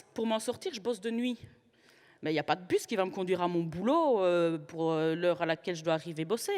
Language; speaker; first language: French; native; French